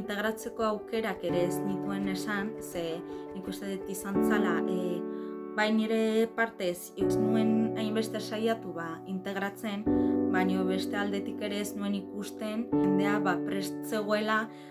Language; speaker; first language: Basque; non-native, fluent; Arabic